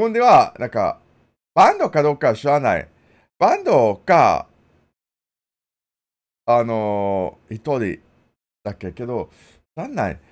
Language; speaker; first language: Japanese; non-native, learner; English